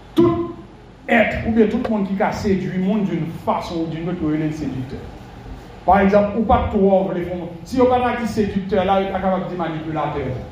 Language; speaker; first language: French; non-native, local second language; Haitian Creole